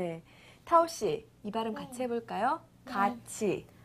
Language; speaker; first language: Korean; native; Korean